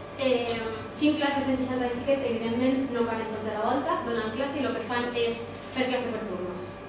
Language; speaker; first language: Catalan; native; Catalan